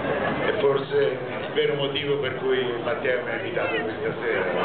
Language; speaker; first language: Italian; native; Italian